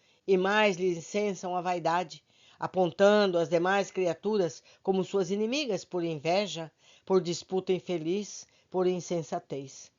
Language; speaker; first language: Portuguese; native; Portuguese